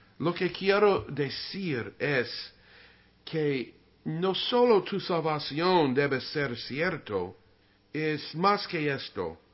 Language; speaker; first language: Spanish; non-native, learner; English